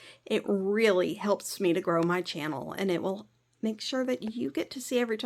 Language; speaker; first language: English; native; English